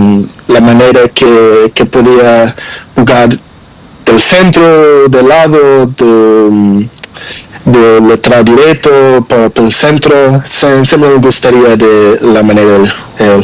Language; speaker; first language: Spanish; non-native, learner; Portuguese